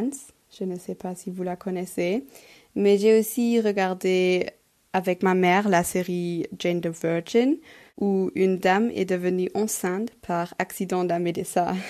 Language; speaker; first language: French; non-native, local second language; Luxembourgish